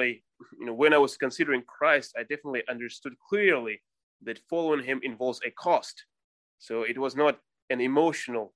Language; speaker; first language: English; non-native, fluent; Russian